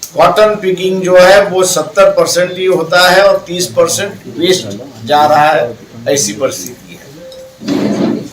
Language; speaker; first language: Hindi; non-native, local second language; Marathi